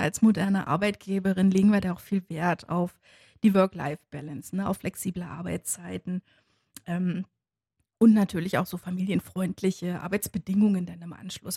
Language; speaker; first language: German; native; German